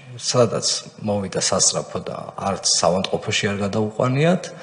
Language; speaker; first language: Georgian; native; Georgian